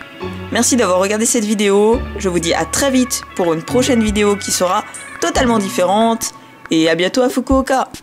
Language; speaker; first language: French; native; French